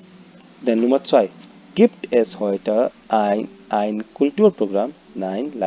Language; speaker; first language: German; non-native, fluent; Hindi